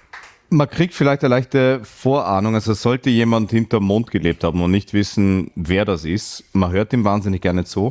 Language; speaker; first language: German; native; German